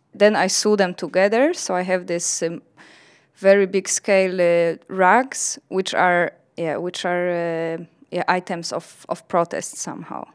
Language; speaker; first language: English; non-native, fluent; Polish